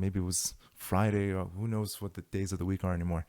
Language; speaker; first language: English; native; English